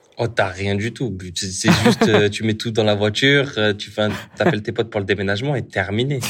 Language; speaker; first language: French; native; French